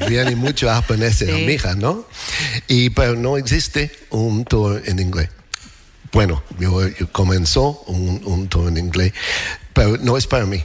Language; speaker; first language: Spanish; non-native, learner; English